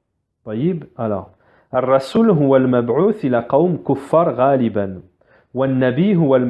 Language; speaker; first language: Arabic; non-native, fluent; French